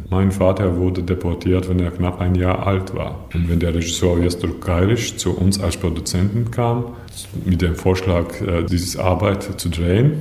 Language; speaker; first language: German; non-native, fluent; Latvian